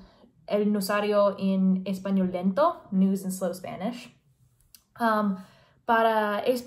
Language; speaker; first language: Spanish; non-native, learner; English